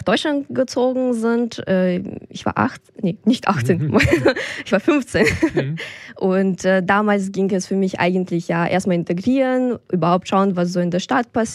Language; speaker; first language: German; non-native, fluent; Russian